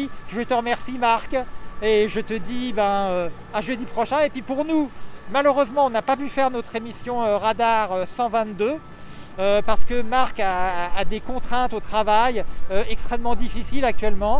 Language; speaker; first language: French; native; French